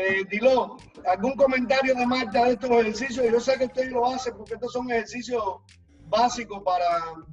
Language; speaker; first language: Spanish; native; Spanish